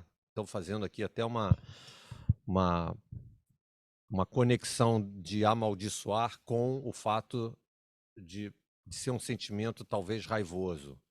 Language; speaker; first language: Portuguese; native; Portuguese